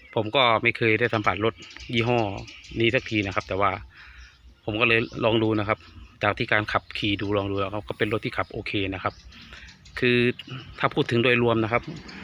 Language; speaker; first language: Thai; native; Thai